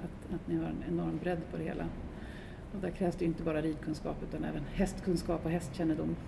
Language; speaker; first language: Swedish; native; Swedish